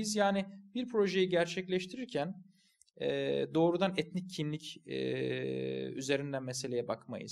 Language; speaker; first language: Turkish; native; Turkish